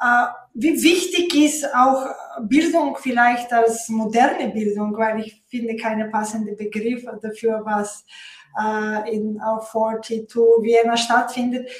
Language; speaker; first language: German; non-native, fluent; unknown